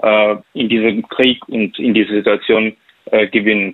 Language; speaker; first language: German; non-native, fluent; Ukrainian